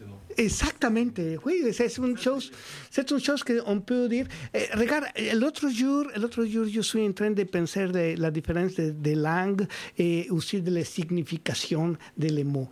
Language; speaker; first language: French; non-native, learner; Spanish